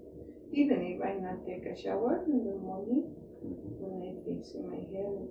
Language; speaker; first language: English; non-native, learner; Spanish